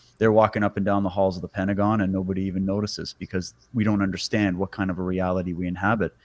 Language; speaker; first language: English; native; English